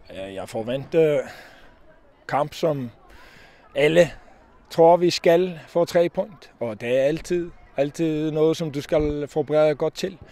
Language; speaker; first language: Danish; non-native, fluent; Icelandic